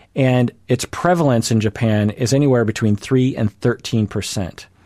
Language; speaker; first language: English; early bilingual, other home language; Japanese